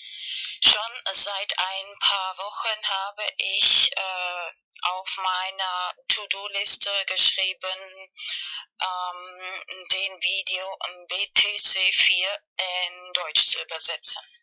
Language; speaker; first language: German; non-native, learner; Spanish